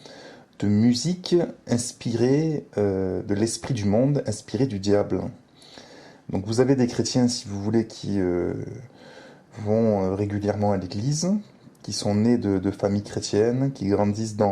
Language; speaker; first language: French; native; French